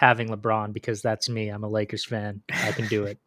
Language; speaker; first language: English; native; English